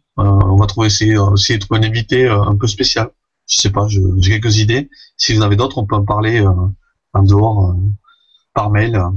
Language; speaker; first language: French; native; French